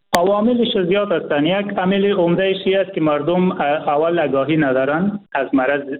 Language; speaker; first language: Persian; native; Persian